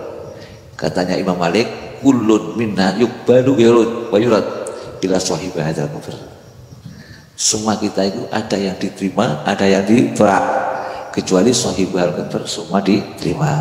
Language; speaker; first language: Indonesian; non-native, local second language; Javanese